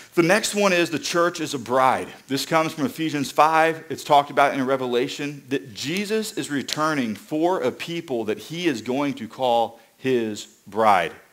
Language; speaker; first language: English; native; English